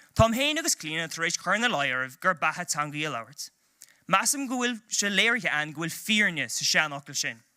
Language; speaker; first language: Irish; native; Irish